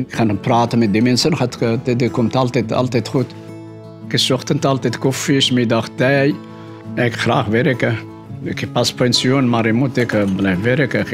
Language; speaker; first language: Dutch; non-native, learner; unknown